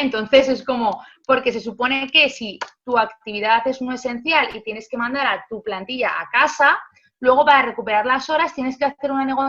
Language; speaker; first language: Spanish; native; Spanish